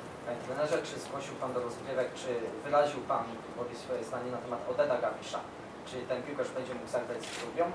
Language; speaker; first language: Polish; native; Polish